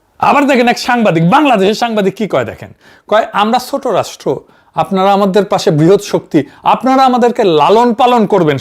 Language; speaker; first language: Bangla; native; Bangla